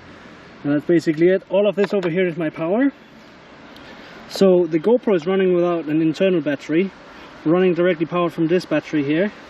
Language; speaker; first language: English; non-native, fluent; Danish